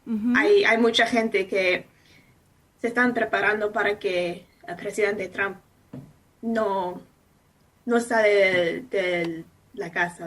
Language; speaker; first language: Spanish; non-native, fluent; English